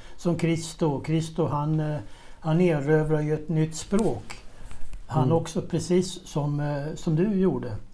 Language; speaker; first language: Swedish; native; Swedish